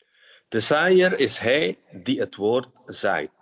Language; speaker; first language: Dutch; non-native, fluent; Indonesian